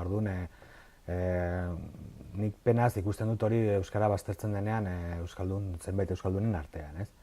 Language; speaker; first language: Basque; non-native, local second language; Spanish